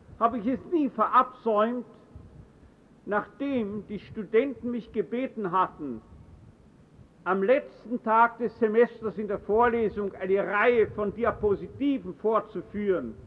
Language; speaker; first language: German; native; German